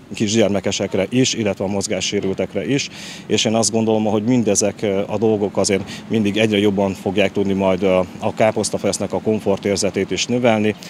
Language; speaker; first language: Hungarian; native; Hungarian